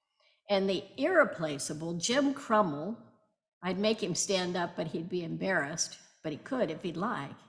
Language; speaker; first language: English; native; English